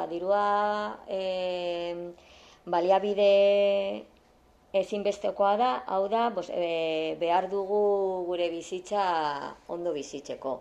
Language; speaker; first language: Basque; non-native, local second language; Spanish